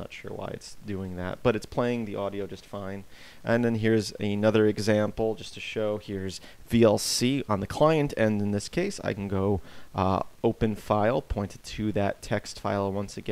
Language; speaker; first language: English; native; English